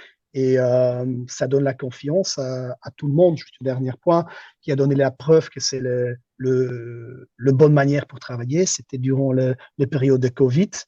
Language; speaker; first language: French; non-native, local second language; Dutch